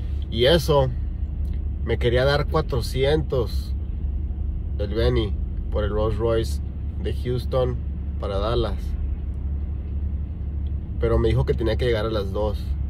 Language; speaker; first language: Spanish; early bilingual, heritage; Spanish